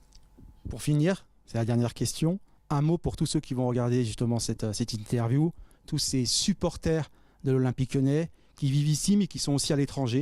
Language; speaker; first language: French; native; French